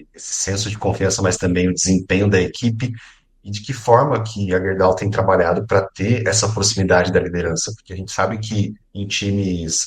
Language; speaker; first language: Portuguese; native; Portuguese